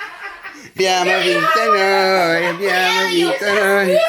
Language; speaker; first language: Italian; non-native, fluent; English